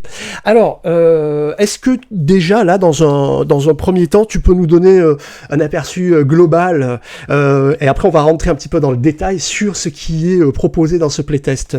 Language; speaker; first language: French; native; French